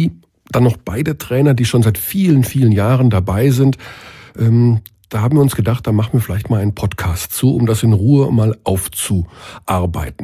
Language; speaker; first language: German; native; German